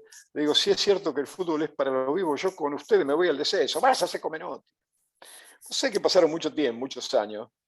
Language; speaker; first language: Spanish; native; Spanish